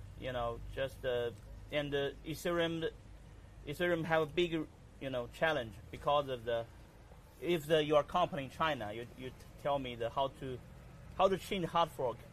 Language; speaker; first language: English; non-native, learner; Chinese